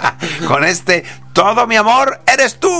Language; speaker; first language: Spanish; native; Spanish